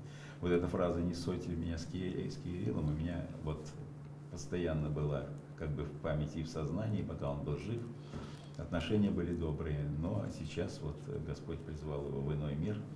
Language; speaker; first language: Russian; native; Russian